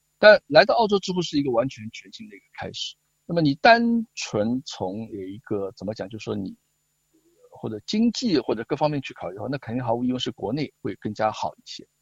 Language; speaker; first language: Chinese; native; Chinese